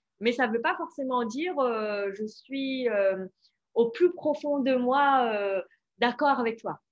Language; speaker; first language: French; non-native, fluent; Vietnamese